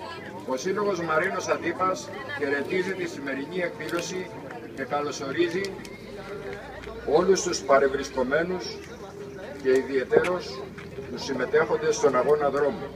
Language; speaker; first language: Greek; native; Greek